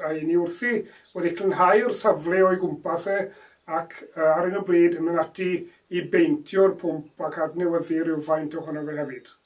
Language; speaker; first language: Welsh; native; Welsh